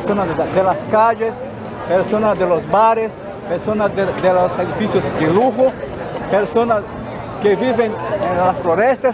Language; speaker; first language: Spanish; non-native, fluent; Portuguese